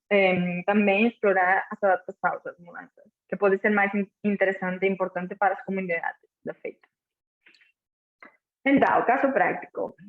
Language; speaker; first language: Portuguese; non-native, fluent; Catalan